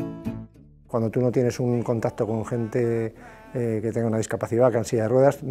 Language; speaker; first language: Spanish; native; Spanish